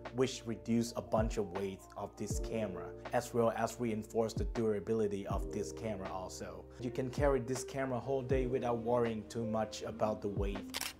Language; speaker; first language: English; non-native, fluent; Thai